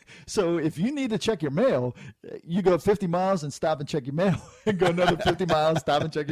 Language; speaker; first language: English; native; English